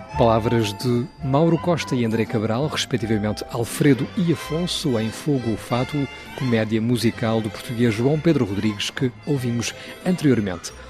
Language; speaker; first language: Portuguese; native; Portuguese